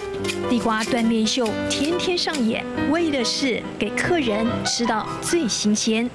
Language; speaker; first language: Chinese; native; Chinese